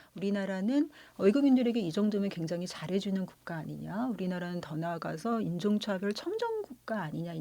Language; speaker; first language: Korean; native; Korean